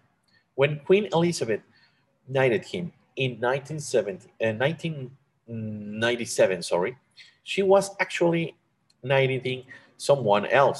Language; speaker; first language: English; non-native, learner; Spanish